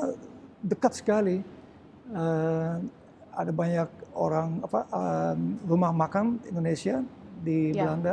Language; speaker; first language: Indonesian; early bilingual, heritage; Dutch